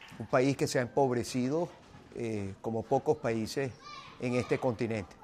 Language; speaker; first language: Spanish; native; Spanish